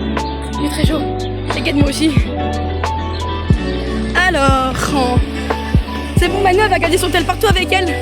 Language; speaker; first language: French; native; French